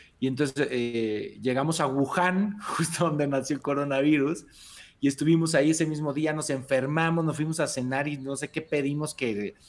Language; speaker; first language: Spanish; native; Spanish